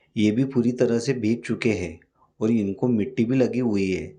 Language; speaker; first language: Hindi; non-native, local second language; Marathi